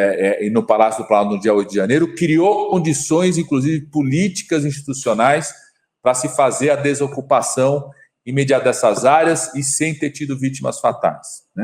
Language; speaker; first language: Portuguese; native; Portuguese